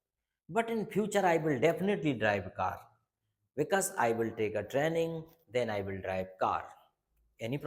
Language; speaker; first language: English; non-native, local second language; Hindi